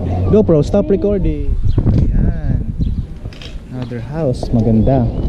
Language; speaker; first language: English; non-native, local second language; Filipino